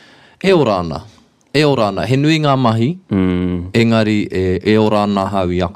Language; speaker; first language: Māori; non-native, local second language; English